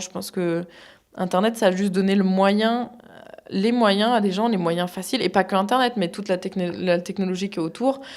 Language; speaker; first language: French; native; French